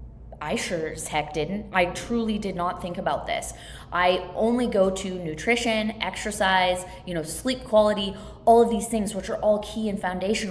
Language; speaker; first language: English; native; English